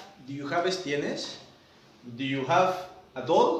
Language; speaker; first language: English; non-native, fluent; Spanish